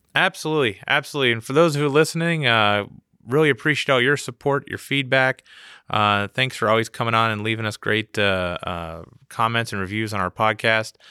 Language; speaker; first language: English; native; English